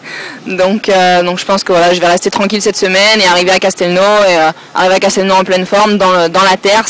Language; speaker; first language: French; native; French